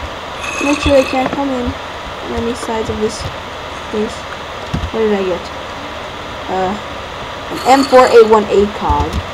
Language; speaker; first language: English; native; English